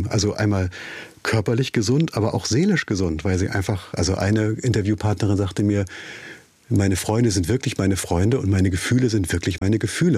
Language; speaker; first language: German; native; German